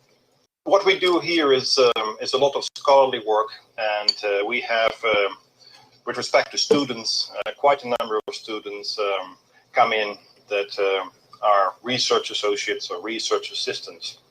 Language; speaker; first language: English; non-native, fluent; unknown